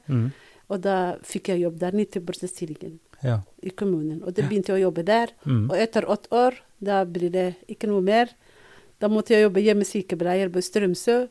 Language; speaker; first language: Norwegian; non-native, fluent; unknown